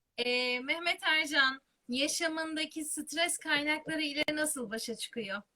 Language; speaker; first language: Turkish; native; Turkish